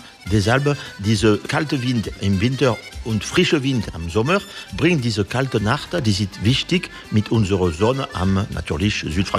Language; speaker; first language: German; non-native, learner; French